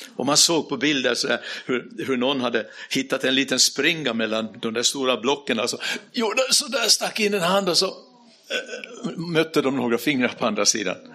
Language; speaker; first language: Swedish; native; Swedish